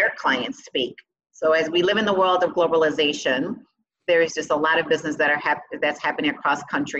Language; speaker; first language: English; early bilingual, other home language; Spanish